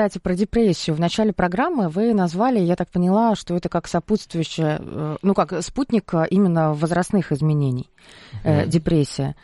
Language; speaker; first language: Russian; native; Russian